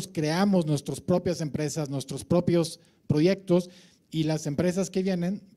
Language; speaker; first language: Spanish; non-native, fluent; German